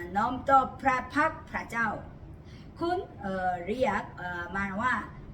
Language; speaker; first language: Thai; non-native, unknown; Korean